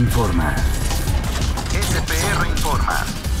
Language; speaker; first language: Spanish; native; Spanish